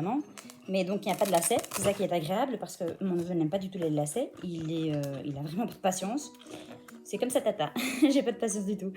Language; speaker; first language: French; native; French